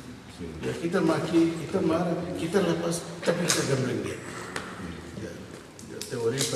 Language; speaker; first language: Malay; non-native, local second language; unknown